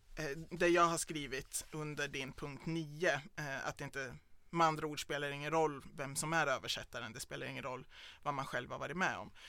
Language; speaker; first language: Swedish; native; Swedish